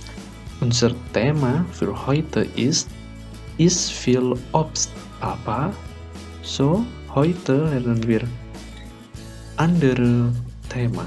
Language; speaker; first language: German; non-native, learner; Indonesian